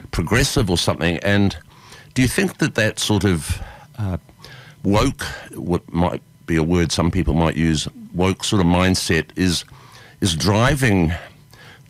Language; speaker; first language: English; native; English